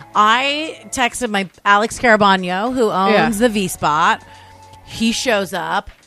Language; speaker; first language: English; native; English